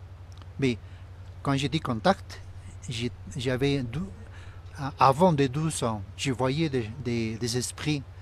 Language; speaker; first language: French; non-native, fluent; Spanish